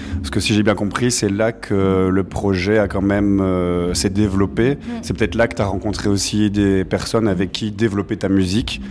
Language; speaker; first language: French; native; French